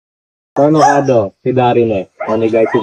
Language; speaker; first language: Japanese; non-native, learner; Filipino